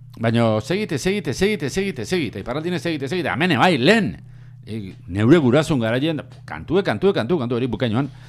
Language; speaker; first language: Basque; native; Basque